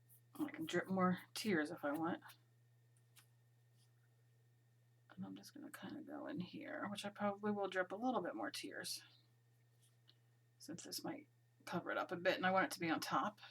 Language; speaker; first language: English; native; English